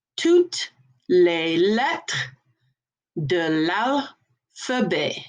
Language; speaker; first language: French; non-native, fluent; English